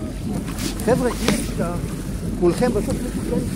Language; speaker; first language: Hebrew; native; Hebrew